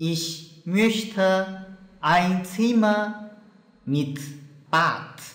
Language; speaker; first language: German; non-native, fluent; Chinese